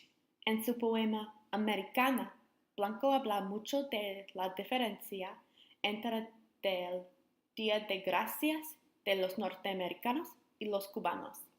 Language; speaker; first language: Spanish; non-native, learner; English